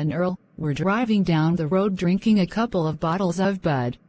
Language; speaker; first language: English; non-native, learner; Khmer